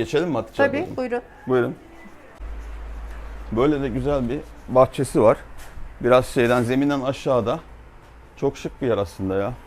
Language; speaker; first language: Turkish; native; Turkish